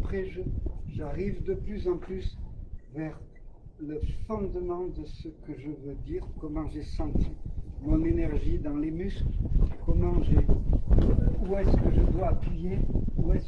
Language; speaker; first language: French; native; French